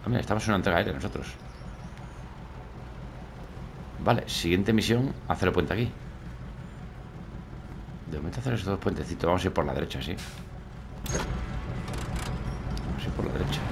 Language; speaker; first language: Spanish; native; Spanish